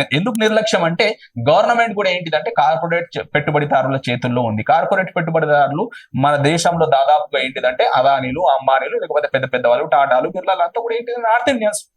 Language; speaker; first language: Telugu; non-native, local second language; Urdu